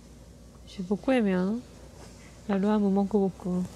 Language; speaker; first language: French; non-native, fluent; Korean